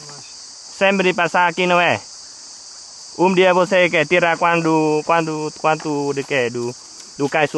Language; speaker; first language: Portuguese; non-native, learner; Vietnamese